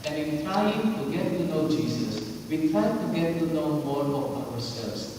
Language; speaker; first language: English; non-native, local second language; Filipino